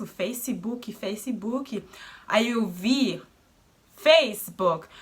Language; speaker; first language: Portuguese; non-native, fluent; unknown